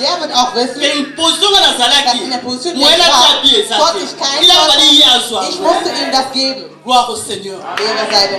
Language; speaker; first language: German; non-native, fluent; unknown